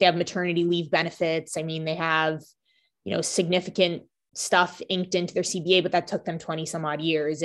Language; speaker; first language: English; native; English